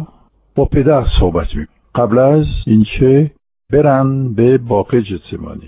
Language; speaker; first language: Persian; non-native, fluent; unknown